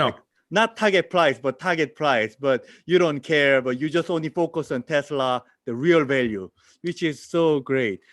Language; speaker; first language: English; non-native, learner; Korean